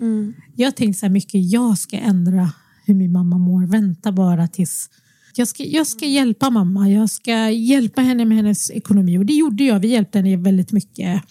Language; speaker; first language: Swedish; early bilingual, other home language; Arabic